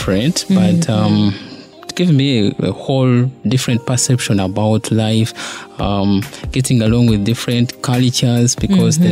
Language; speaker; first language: English; non-native, local second language; Ganda